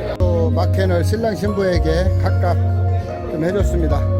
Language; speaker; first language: Korean; native; Korean